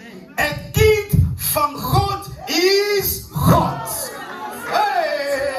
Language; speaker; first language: Dutch; non-native, fluent; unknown